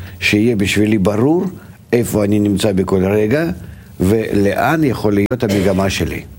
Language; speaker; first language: Hebrew; non-native, fluent; Russian